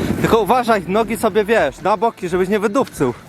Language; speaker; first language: Polish; native; Polish